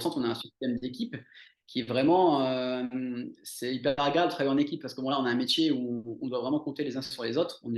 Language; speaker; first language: French; native; French